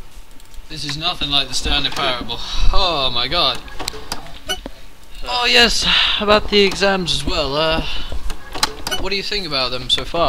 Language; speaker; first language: English; native; English